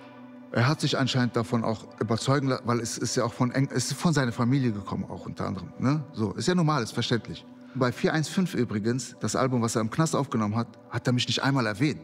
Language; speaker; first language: German; early bilingual, other home language; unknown